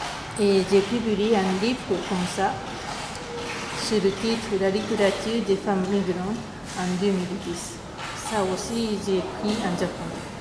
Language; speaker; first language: French; non-native, fluent; Japanese